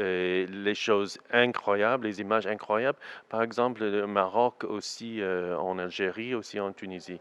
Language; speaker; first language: French; non-native, learner; English